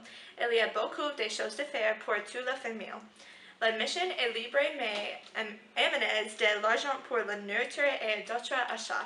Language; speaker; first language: French; non-native, learner; English